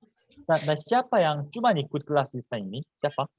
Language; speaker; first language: Indonesian; non-native, fluent; Korean